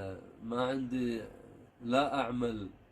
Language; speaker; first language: Arabic; non-native, fluent; Urdu